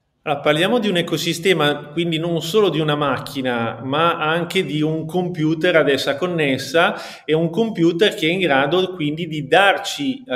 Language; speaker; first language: Italian; native; Italian